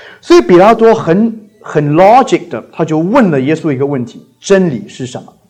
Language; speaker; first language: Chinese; non-native, local second language; Cantonese